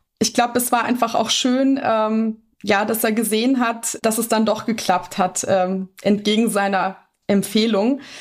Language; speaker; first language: German; native; German